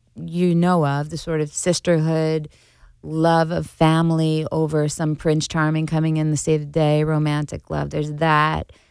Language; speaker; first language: English; native; English